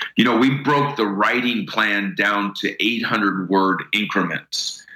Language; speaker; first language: English; native; English